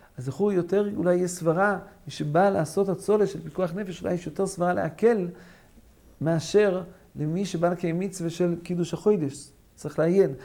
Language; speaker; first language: Hebrew; non-native, fluent; English